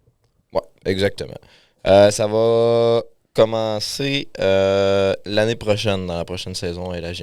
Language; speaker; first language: French; native; French